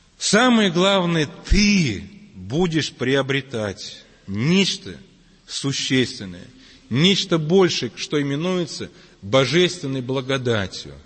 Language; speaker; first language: Russian; native; Russian